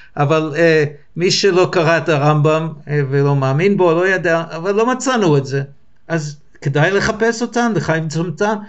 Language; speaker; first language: Hebrew; non-native, fluent; English